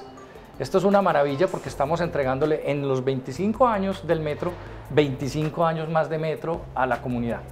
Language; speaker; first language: Spanish; native; Spanish